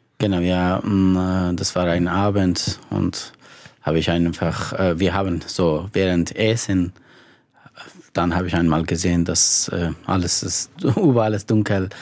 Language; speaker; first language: German; non-native, learner; Persian